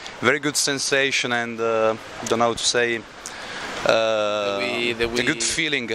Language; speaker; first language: English; non-native, learner; Italian